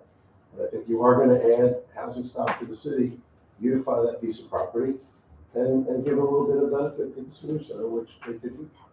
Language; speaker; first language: English; native; English